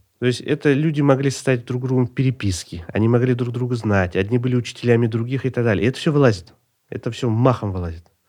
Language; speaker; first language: Russian; native; Russian